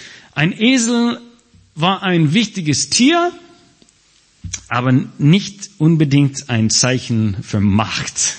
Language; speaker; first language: German; non-native, fluent; English